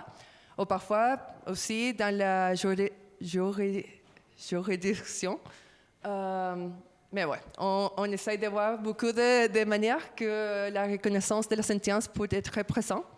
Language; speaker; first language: French; non-native, fluent; Spanish